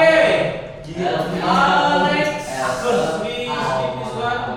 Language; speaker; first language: English; non-native, learner; Indonesian